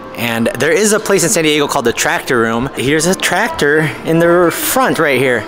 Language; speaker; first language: English; native; English